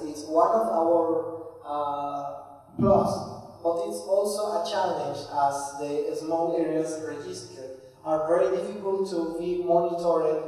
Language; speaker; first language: English; non-native, fluent; Spanish